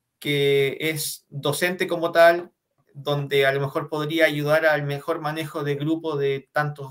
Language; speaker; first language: Spanish; native; Spanish